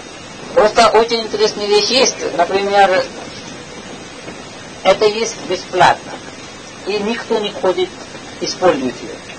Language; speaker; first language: Russian; non-native, learner; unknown